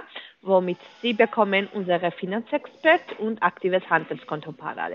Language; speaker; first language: German; non-native, learner; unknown